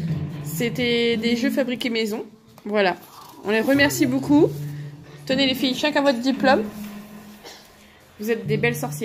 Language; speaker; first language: French; native; French